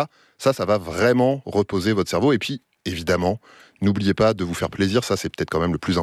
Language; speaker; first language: French; native; French